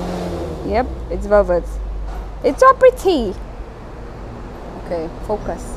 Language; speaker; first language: English; non-native, fluent; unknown